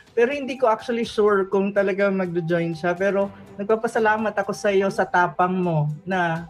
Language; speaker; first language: Filipino; native; Filipino